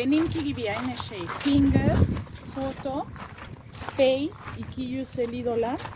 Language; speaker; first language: Turkish; non-native, learner; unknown